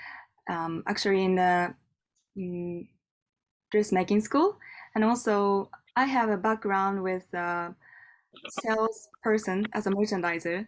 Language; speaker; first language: English; non-native, learner; Japanese